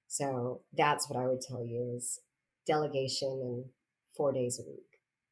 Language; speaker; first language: English; native; English